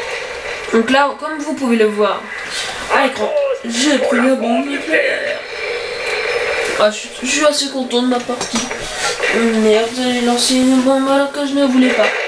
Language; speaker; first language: French; native; French